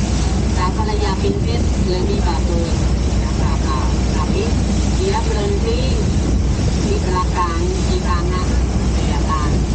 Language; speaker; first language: Indonesian; non-native, fluent; Thai